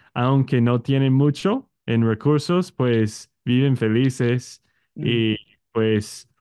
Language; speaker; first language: Spanish; non-native, fluent; English